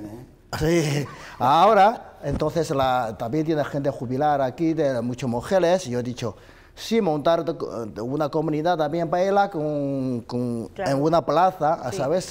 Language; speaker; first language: Spanish; non-native, learner; Chinese